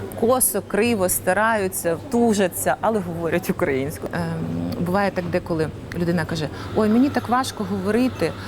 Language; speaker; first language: Ukrainian; non-native, local second language; Russian